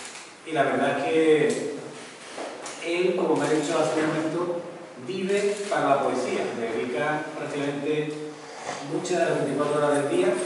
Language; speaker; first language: Spanish; native; Spanish